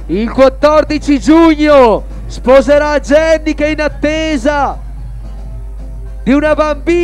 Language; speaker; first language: Italian; native; Italian